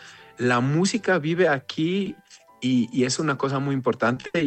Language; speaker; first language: Spanish; non-native, fluent; Hebrew